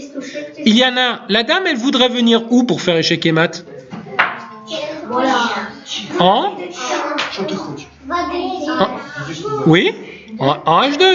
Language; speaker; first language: French; native; French